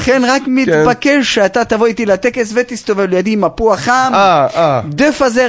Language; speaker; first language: Hebrew; native; Hebrew